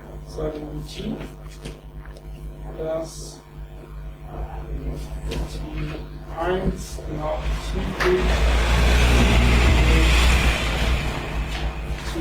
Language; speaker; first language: German; non-native, fluent; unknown